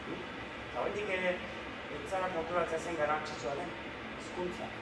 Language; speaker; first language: Basque; native; Basque